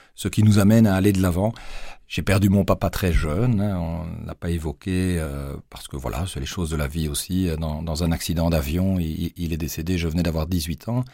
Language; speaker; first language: French; native; French